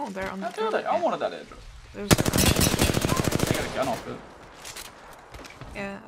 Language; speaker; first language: English; native; English